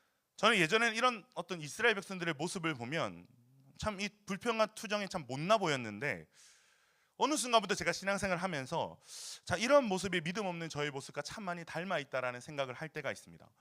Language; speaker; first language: Korean; native; Korean